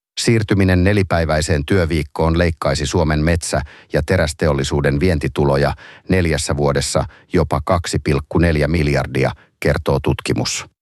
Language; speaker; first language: Finnish; native; Finnish